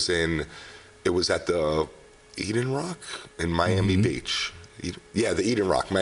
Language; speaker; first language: English; native; English